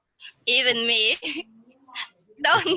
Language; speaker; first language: English; non-native, learner; Vietnamese